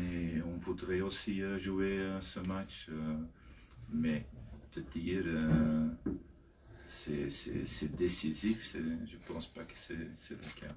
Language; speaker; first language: French; non-native, fluent; Dutch